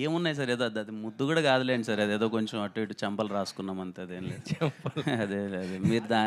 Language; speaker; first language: Telugu; native; Telugu